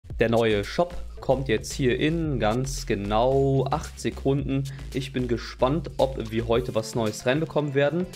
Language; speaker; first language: German; native; German